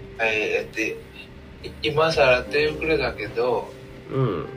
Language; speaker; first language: Japanese; non-native, learner; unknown